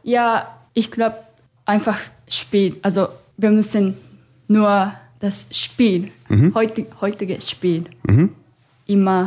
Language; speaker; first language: German; non-native, learner; Japanese